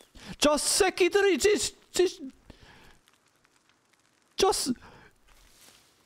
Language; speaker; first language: Korean; non-native, learner; German